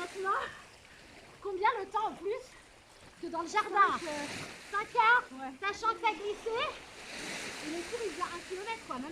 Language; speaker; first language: French; native; French